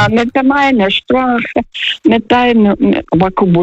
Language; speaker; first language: German; non-native, fluent; Russian